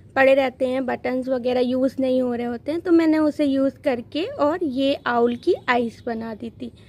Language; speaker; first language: Hindi; native; Hindi